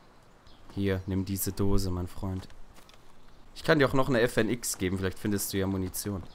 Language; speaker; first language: German; native; German